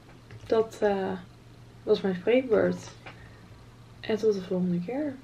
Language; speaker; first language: Dutch; native; Dutch